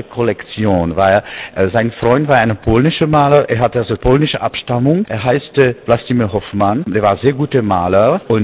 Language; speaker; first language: German; non-native, fluent; Czech